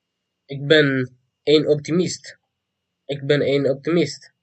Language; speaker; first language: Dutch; non-native, fluent; Tigrinya